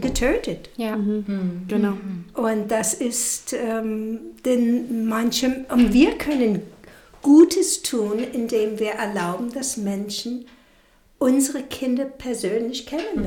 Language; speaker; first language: German; non-native, fluent; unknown